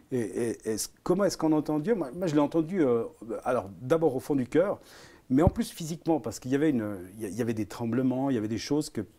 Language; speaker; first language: French; early bilingual, other home language; Italian